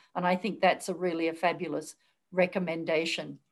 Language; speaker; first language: English; native; English